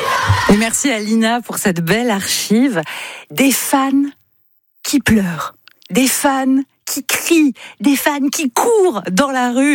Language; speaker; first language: French; native; French